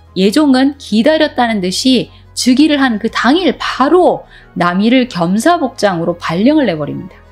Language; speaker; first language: Korean; native; Korean